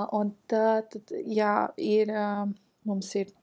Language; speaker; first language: Latvian; non-native, learner; English